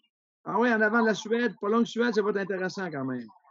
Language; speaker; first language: French; native; French